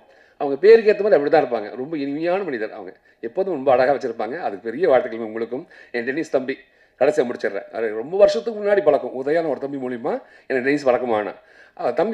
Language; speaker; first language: Tamil; native; Tamil